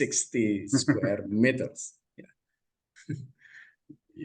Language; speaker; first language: English; non-native, learner; Indonesian